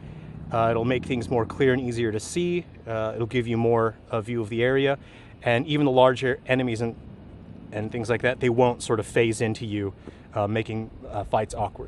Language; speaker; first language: English; native; English